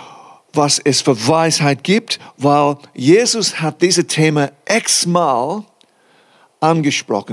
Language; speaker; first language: German; non-native, fluent; English